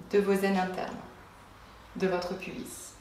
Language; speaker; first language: French; native; French